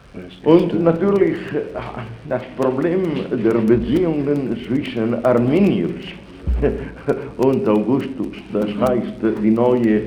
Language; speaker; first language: German; non-native, fluent; Italian